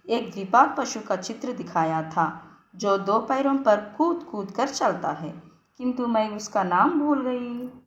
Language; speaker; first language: Hindi; non-native, local second language; Telugu